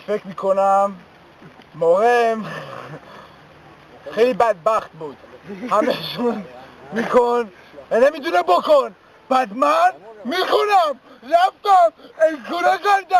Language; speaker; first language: Persian; early bilingual, heritage; Hebrew